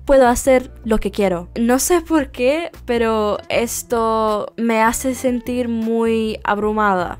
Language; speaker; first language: Spanish; non-native, fluent; Russian